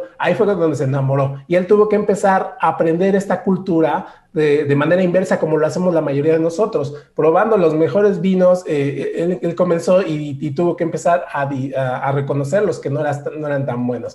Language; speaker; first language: Spanish; native; Spanish